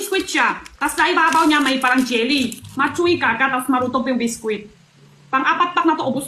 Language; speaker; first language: Filipino; non-native, learner; Chinese